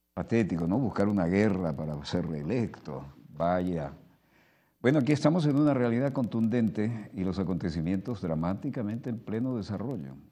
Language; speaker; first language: Spanish; native; Spanish